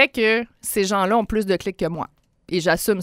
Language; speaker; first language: French; native; French